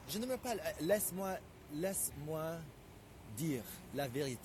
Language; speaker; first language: French; non-native, fluent; English